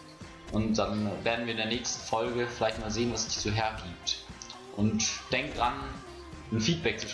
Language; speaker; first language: German; native; German